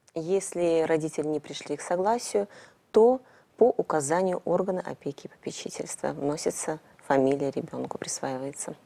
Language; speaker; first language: Russian; native; Russian